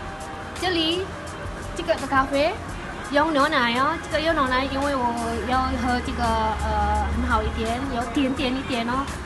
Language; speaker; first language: Chinese; non-native, learner; Indonesian